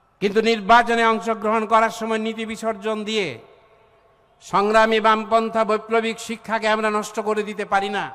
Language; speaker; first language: Bangla; native; Bangla